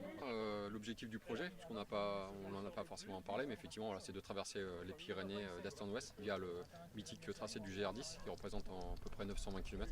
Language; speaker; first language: French; native; French